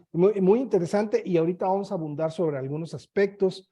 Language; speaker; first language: Spanish; native; Spanish